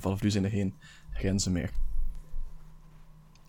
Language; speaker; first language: Dutch; native; Dutch